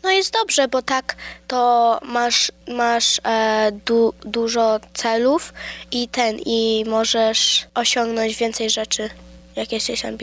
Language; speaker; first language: Polish; early bilingual, heritage; Polish